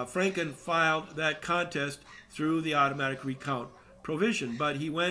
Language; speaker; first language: English; native; English